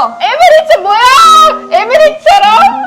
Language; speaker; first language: Korean; non-native, fluent; German